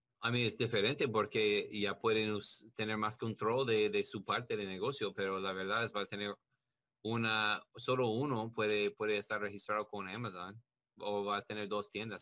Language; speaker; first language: Spanish; non-native, learner; English